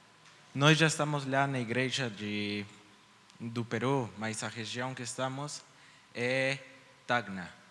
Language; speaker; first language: Portuguese; early bilingual, heritage; Portuguese